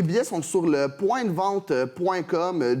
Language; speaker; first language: French; native; French